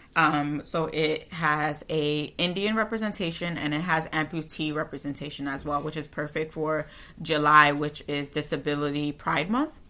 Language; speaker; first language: English; native; English